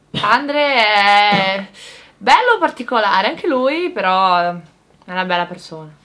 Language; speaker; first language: Italian; native; Italian